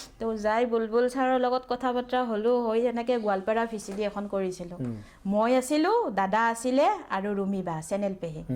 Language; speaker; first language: Assamese; native; Assamese